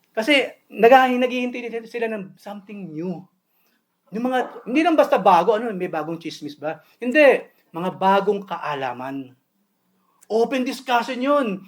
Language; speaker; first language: Filipino; native; Filipino